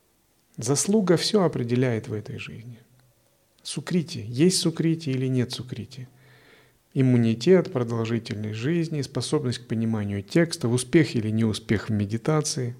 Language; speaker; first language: Russian; native; Russian